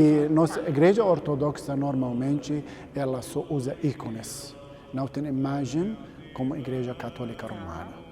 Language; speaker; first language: Portuguese; non-native, learner; Arabic